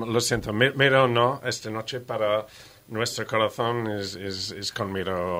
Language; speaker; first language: Spanish; non-native, learner; English